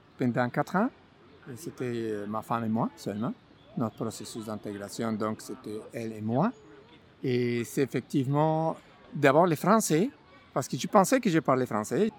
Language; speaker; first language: French; non-native, fluent; Spanish